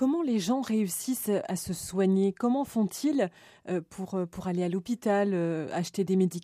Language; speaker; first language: French; native; French